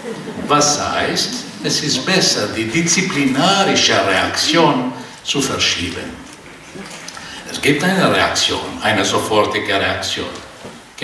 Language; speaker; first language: German; non-native, fluent; Portuguese